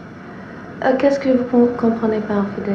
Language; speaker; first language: French; non-native, fluent; English